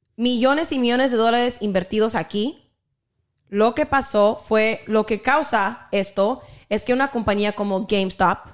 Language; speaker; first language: Spanish; early bilingual, heritage; Spanish